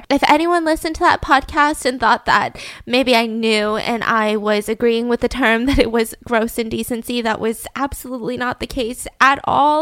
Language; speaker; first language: English; native; English